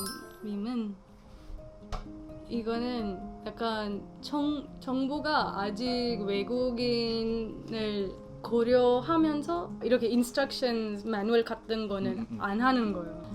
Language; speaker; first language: Korean; non-native, fluent; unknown